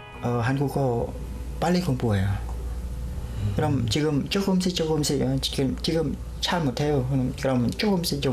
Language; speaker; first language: Korean; non-native, learner; Khmer